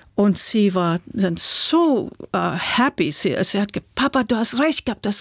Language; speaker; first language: German; non-native, fluent; English